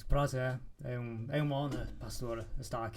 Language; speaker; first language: Portuguese; non-native, fluent; English